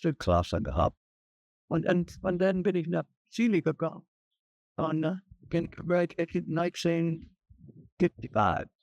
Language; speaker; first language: German; early bilingual, heritage; German